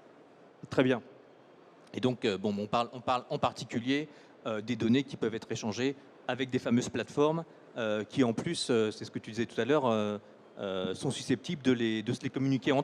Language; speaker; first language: French; native; French